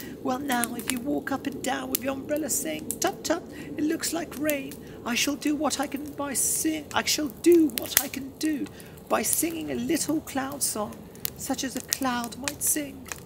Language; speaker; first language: English; early bilingual, heritage; English